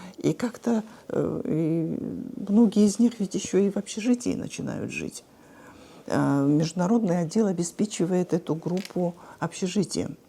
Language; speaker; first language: Russian; non-native, local second language; Abkhazian